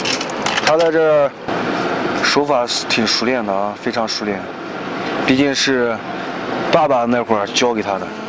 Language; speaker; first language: Chinese; native; Chinese